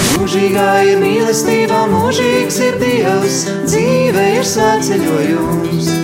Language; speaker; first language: Latvian; native; Latvian